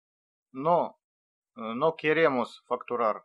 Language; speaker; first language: Spanish; non-native, learner; Russian